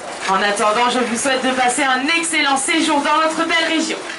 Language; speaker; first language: French; native; French